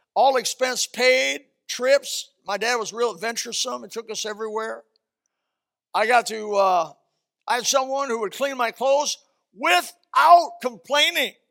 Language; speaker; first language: English; early bilingual, other home language; Swedish